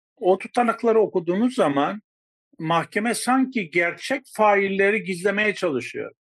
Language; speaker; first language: Turkish; non-native, local second language; Greek